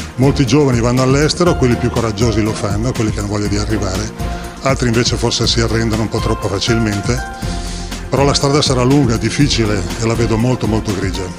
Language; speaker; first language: Italian; native; Italian